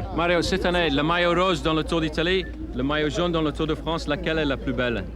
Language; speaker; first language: French; non-native, fluent; English